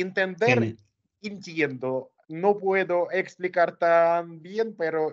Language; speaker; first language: Spanish; non-native, learner; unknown